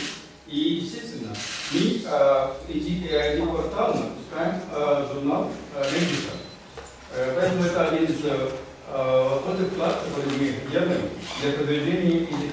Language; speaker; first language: Russian; non-native, learner; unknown